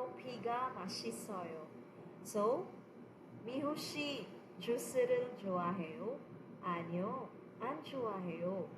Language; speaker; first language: Korean; non-native, fluent; Filipino